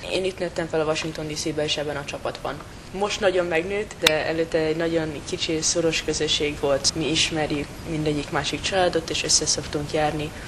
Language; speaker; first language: Hungarian; early bilingual, heritage; English